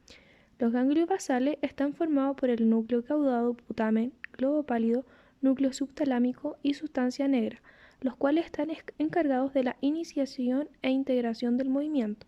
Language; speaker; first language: Spanish; native; Spanish